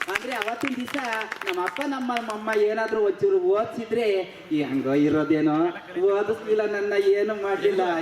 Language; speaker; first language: Kannada; native; Kannada